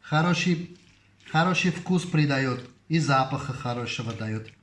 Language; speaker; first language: Russian; non-native, fluent; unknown